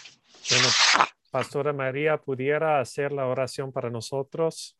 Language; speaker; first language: Spanish; non-native, learner; English